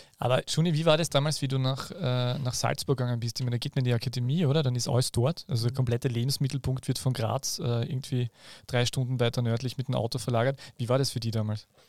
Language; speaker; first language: German; native; German